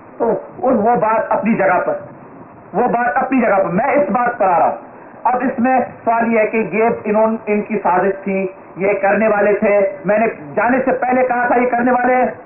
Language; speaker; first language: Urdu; non-native, local second language; Sindhi